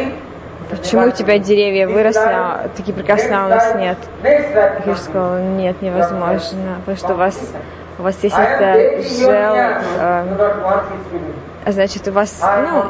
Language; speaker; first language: Russian; non-native, fluent; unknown